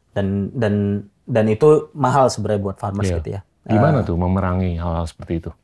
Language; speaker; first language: Indonesian; native; Indonesian